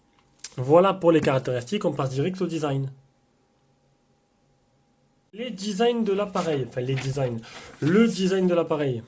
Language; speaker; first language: French; native; French